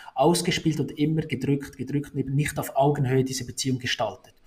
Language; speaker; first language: German; native; German